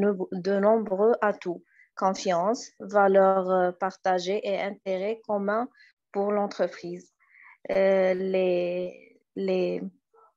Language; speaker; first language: French; non-native, learner; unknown